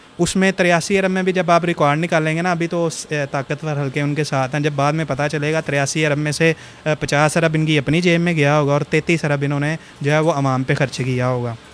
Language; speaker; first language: Urdu; non-native, local second language; Punjabi